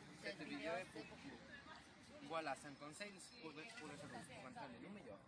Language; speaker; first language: French; non-native, learner; Spanish